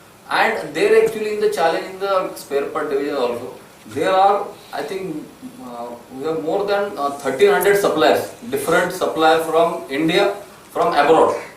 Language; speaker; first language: English; non-native, local second language; Marathi